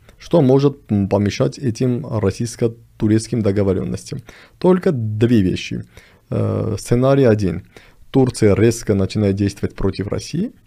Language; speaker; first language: Russian; non-native, local second language; Armenian